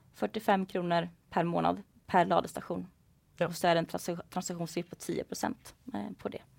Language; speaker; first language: Swedish; native; Swedish